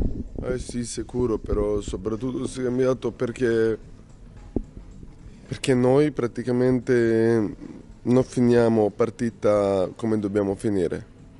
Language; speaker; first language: Italian; non-native, learner; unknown